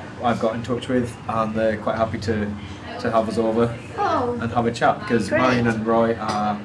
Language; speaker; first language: English; native; English